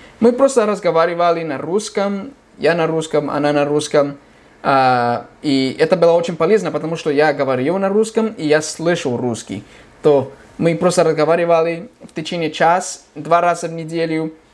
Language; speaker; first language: Russian; non-native, fluent; English